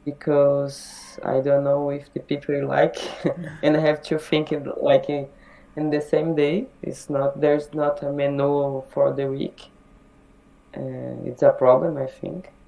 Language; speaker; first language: English; non-native, learner; Portuguese